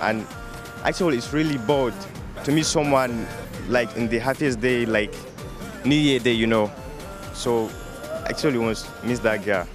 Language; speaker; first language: English; non-native, fluent; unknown